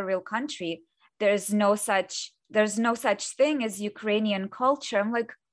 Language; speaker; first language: English; non-native, fluent; Russian